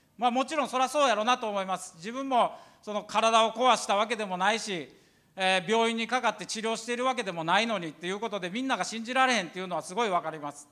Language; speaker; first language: Japanese; native; Japanese